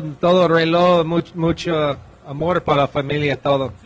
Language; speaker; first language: Spanish; non-native, learner; English